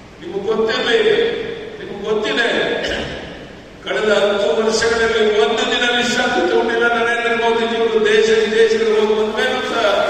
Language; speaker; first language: Kannada; native; Kannada